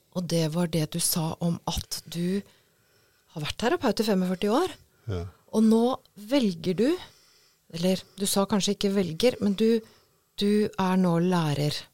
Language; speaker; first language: Norwegian; native; Norwegian